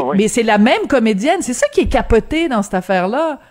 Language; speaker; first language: French; native; French